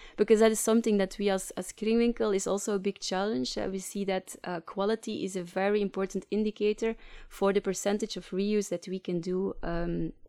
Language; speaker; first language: English; non-native, fluent; Dutch